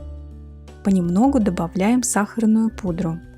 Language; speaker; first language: Russian; native; Russian